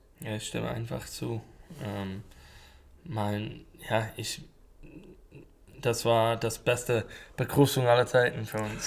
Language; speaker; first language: German; non-native, learner; English